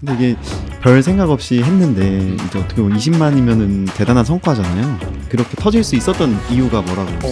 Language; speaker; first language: Korean; native; Korean